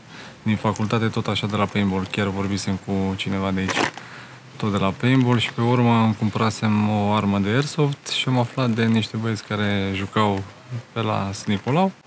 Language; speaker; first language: Romanian; native; Romanian